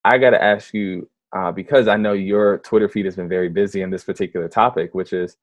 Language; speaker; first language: English; native; English